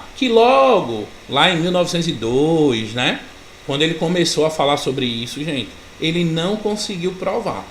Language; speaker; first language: Portuguese; native; Portuguese